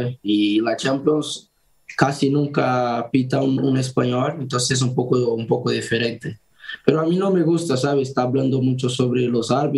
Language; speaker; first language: Spanish; non-native, fluent; Portuguese